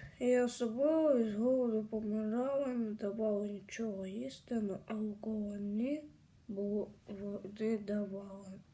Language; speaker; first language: Ukrainian; non-native, local second language; Crimean Tatar